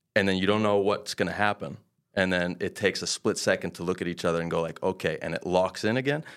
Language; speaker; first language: English; non-native, fluent; French